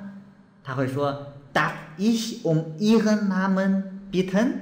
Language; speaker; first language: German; non-native, fluent; Chinese